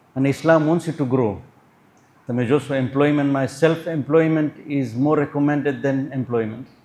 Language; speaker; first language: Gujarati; early bilingual, heritage; Gujarati